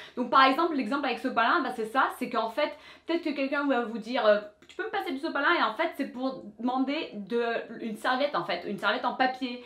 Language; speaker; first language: French; non-native, fluent; English